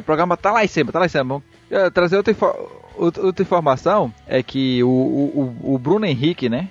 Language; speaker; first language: Portuguese; native; Portuguese